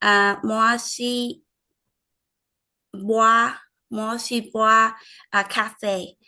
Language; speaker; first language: French; non-native, learner; Vietnamese